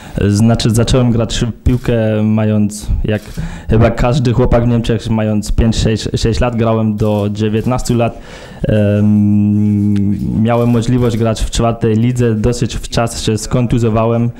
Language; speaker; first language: Polish; early bilingual, heritage; Polish